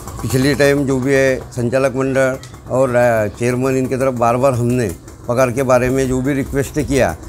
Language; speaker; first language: Hindi; non-native, local second language; Urdu